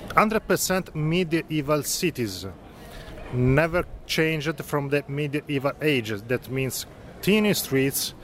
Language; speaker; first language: English; non-native, learner; Italian